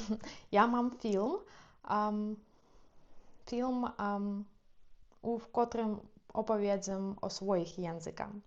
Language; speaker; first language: Polish; non-native, fluent; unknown